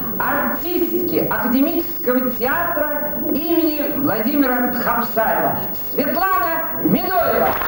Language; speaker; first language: Russian; native; Russian